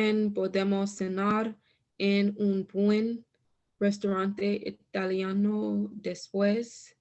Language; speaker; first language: Spanish; non-native, learner; English